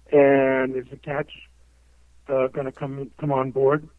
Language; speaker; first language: English; native; English